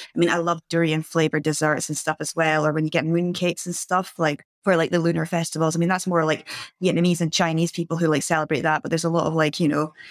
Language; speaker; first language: English; native; English